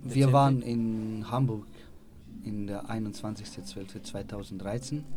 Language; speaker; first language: German; non-native, learner; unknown